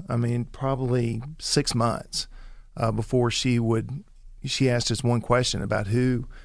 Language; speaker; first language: English; native; English